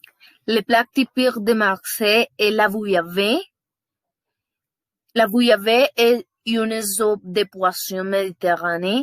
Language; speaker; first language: French; non-native, learner; Spanish